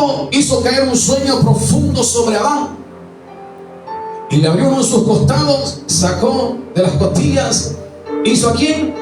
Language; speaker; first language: Spanish; native; Spanish